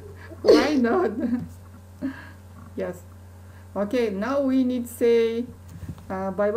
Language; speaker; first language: English; non-native, learner; Kazakh